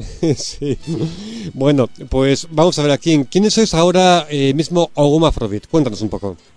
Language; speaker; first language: Spanish; native; Spanish